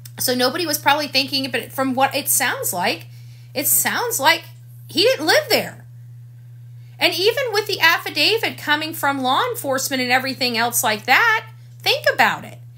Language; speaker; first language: English; native; English